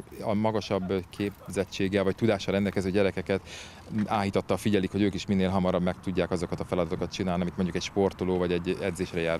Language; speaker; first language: Hungarian; native; Hungarian